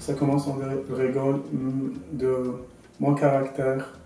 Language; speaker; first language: French; non-native, local second language; Arabic